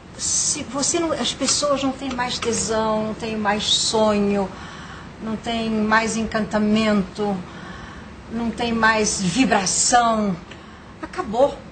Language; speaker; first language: Portuguese; native; Portuguese